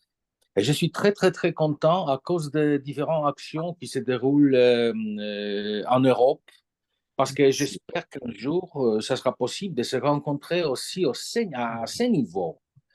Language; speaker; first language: French; non-native, fluent; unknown